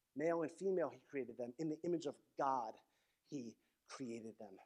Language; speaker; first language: English; native; English